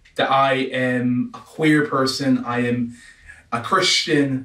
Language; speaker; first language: English; native; English